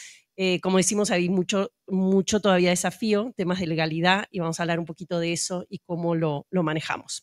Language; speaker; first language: Spanish; native; Spanish